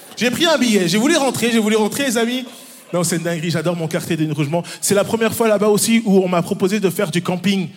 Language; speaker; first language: French; early bilingual, other home language; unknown